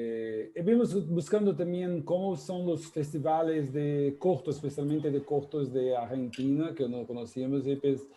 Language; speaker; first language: Spanish; non-native, fluent; Portuguese